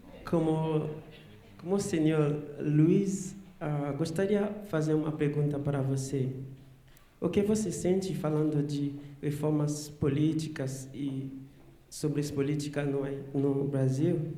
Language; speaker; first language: Portuguese; non-native, learner; Haitian Creole